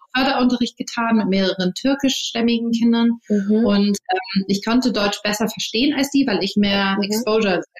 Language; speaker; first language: German; early bilingual, other home language; English